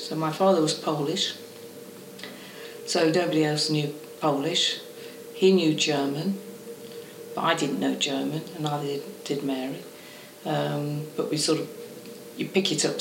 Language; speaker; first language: English; non-native, local second language; Estonian